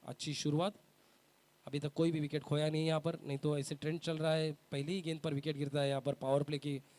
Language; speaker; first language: Hindi; non-native, local second language; Marathi